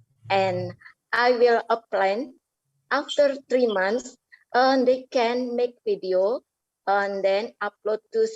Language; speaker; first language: English; non-native, learner; Indonesian